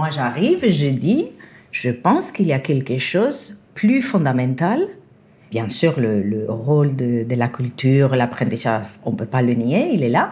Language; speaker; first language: French; non-native, fluent; Spanish